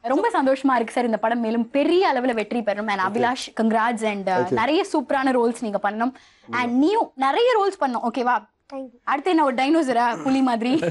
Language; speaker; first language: Tamil; native; Tamil